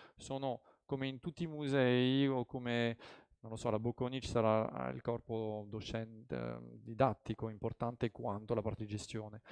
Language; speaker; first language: Italian; non-native, fluent; French